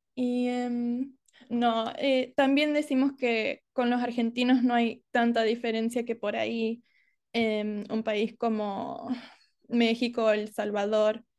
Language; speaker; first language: Spanish; early bilingual, heritage; Spanish